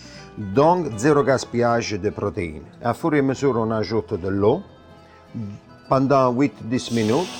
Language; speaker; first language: French; non-native, fluent; Italian